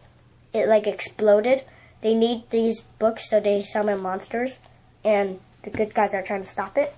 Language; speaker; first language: English; native; English